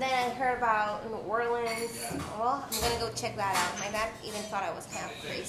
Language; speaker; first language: English; non-native, fluent; Spanish